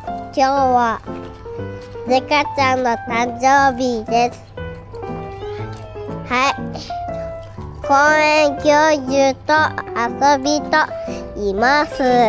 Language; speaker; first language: Japanese; early bilingual, heritage; Japanese